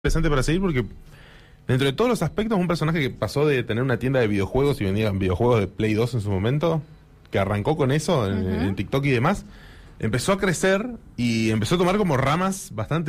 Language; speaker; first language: Spanish; native; Spanish